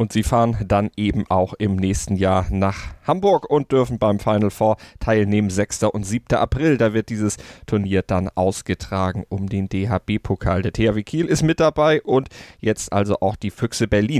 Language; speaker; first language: German; native; German